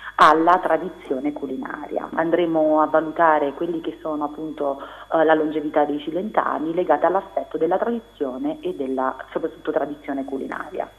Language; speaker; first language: Italian; native; Italian